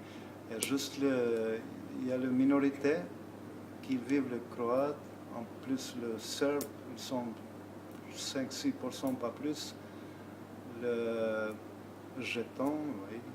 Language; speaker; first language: French; non-native, learner; Albanian